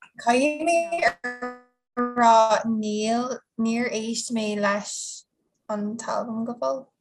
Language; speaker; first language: Irish; non-native, local second language; English